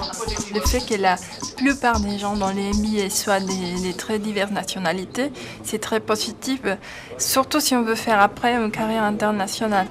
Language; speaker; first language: French; non-native, fluent; Spanish